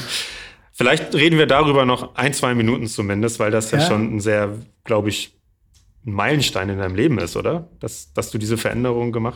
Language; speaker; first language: German; native; German